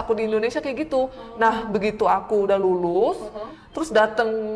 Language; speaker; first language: Indonesian; early bilingual, other home language; Korean